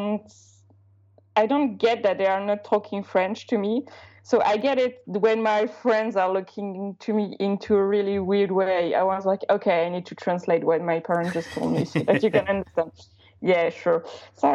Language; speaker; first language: English; non-native, fluent; Swiss German